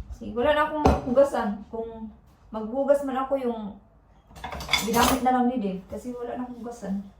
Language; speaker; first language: Filipino; non-native, local second language; Cebuano